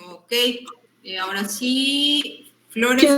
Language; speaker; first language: Spanish; native; Spanish